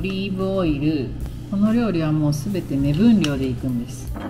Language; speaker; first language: Japanese; native; Japanese